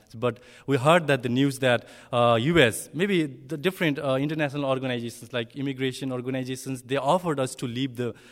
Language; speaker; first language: English; non-native, learner; Nepali